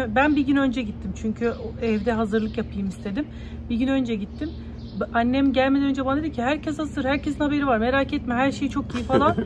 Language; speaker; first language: Turkish; native; Turkish